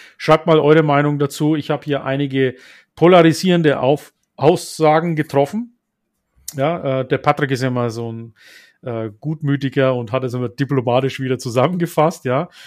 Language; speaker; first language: German; early bilingual, other home language; Turkish